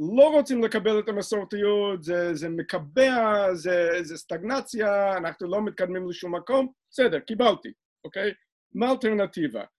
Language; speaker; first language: Hebrew; non-native, fluent; English